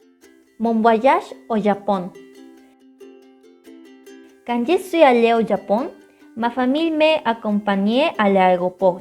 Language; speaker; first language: French; non-native, learner; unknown